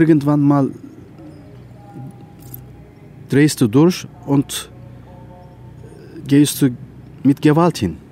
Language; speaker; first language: German; non-native, learner; Turkish